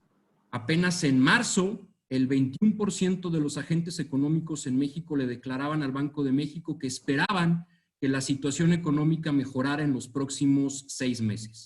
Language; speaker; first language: Spanish; native; Spanish